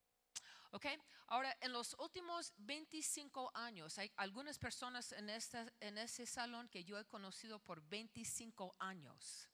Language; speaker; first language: Spanish; non-native, fluent; English